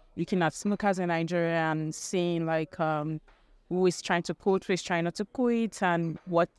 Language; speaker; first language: English; non-native, local second language; Yoruba